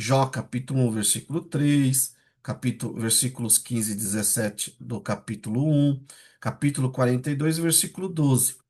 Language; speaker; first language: Portuguese; native; Portuguese